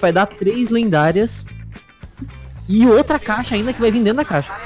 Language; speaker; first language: Portuguese; native; Portuguese